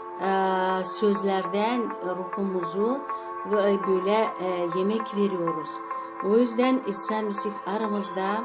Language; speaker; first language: Turkish; non-native, fluent; Azerbaijani